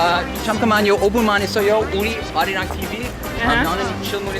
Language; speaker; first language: Korean; non-native, learner; English